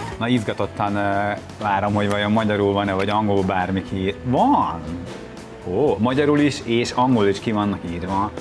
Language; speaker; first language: Hungarian; native; Hungarian